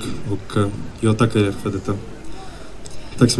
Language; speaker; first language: Swedish; non-native, fluent; Ukrainian